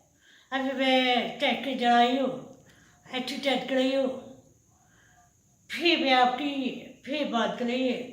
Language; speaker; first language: Hindi; non-native, learner; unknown